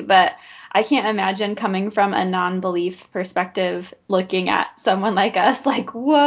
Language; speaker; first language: English; native; English